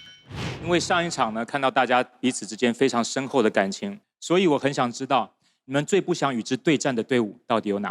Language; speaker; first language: Chinese; native; Chinese